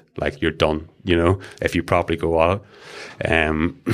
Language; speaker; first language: English; native; English